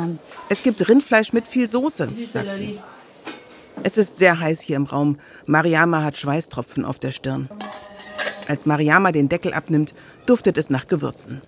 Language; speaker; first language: German; native; German